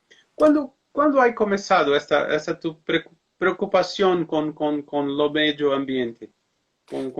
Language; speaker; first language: Spanish; non-native, learner; Portuguese